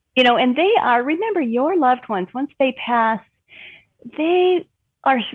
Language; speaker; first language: English; native; English